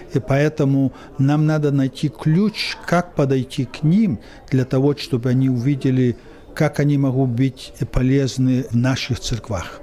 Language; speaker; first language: Russian; early bilingual, heritage; Russian